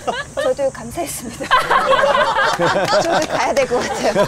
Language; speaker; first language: Korean; native; Korean